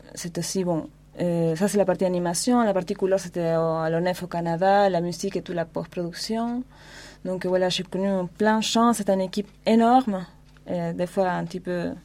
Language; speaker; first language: French; non-native, fluent; Spanish